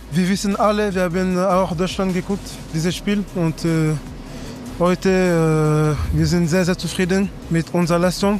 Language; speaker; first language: German; non-native, learner; French